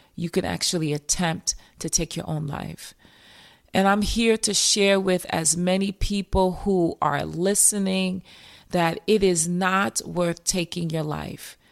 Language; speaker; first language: English; native; English